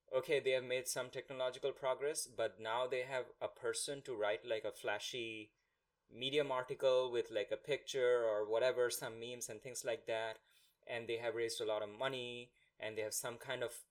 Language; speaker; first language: English; non-native, local second language; Bangla